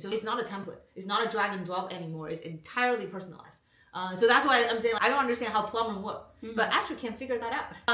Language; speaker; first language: English; non-native, fluent; Chinese